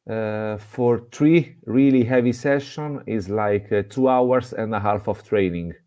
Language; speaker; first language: English; non-native, fluent; Italian